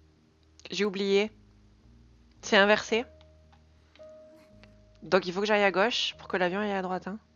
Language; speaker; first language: French; native; French